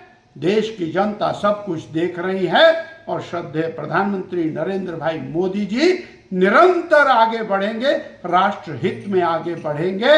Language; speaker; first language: Hindi; native; Hindi